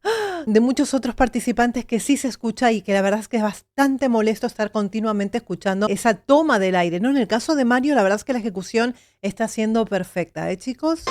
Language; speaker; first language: Spanish; native; Spanish